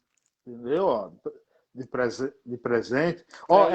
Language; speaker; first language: Portuguese; native; Portuguese